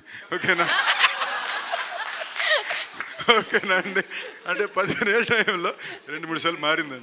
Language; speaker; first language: Telugu; native; Telugu